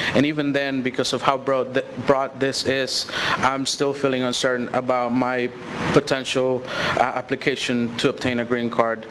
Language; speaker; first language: English; early bilingual, other home language; Spanish